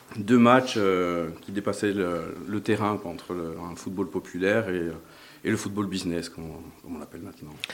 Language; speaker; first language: French; native; French